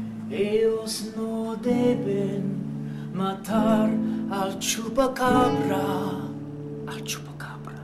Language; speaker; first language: Spanish; non-native, learner; English